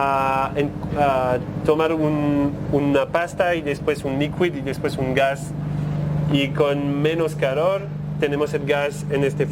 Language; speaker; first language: Spanish; non-native, learner; French